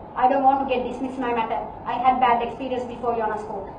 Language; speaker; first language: English; non-native, local second language; Sinhala